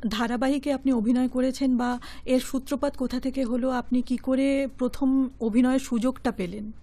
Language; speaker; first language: Bangla; native; Bangla